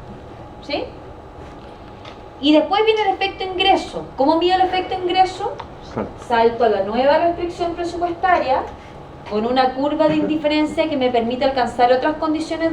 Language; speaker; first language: Spanish; native; Spanish